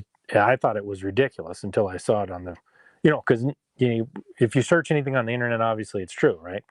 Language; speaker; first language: English; native; English